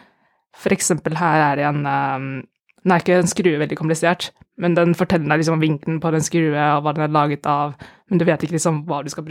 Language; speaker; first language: Norwegian; non-native, fluent; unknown